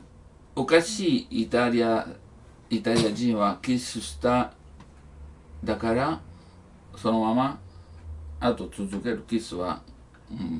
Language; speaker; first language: Japanese; non-native, learner; Italian